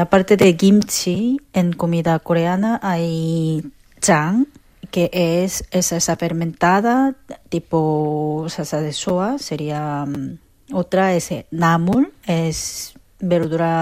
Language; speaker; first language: Spanish; non-native, fluent; Korean